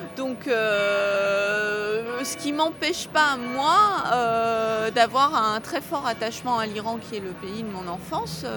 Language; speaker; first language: French; early bilingual, other home language; Armenian